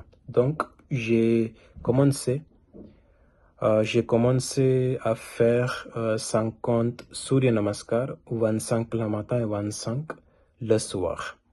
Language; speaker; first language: French; non-native, learner; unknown